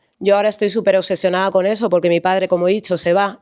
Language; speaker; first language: Spanish; native; Spanish